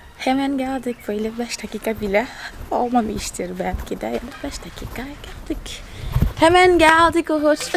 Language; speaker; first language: Turkish; non-native, fluent; Portuguese